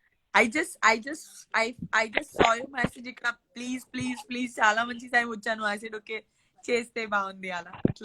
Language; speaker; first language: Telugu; non-native, local second language; Gujarati